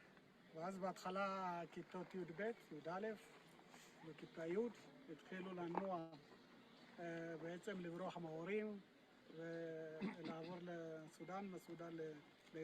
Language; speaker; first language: Hebrew; non-native, fluent; Amharic